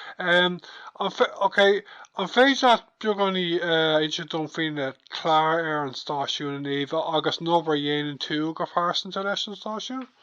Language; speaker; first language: Irish; non-native, local second language; English